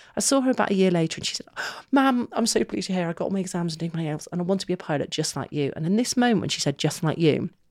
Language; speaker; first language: English; native; English